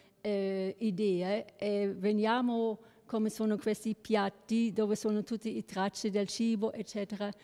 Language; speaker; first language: Italian; non-native, learner; German